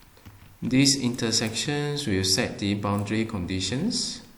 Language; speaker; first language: English; non-native, fluent; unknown